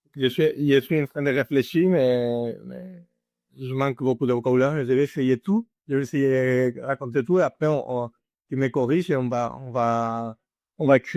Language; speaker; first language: French; non-native, learner; Spanish